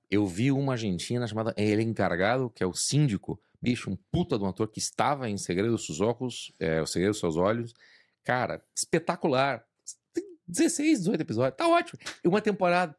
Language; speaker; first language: Portuguese; native; Portuguese